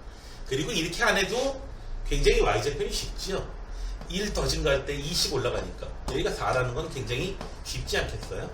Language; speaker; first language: Korean; native; Korean